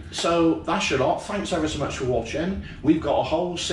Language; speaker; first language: English; native; English